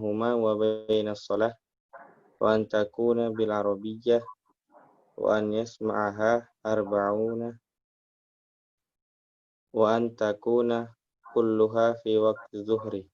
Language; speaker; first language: Arabic; non-native, learner; Indonesian